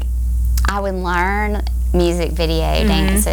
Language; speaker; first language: English; native; English